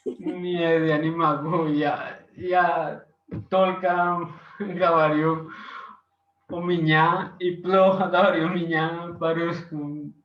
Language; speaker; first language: Russian; non-native, learner; Spanish